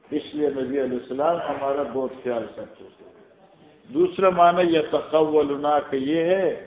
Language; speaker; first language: Urdu; non-native, local second language; Northern Hindko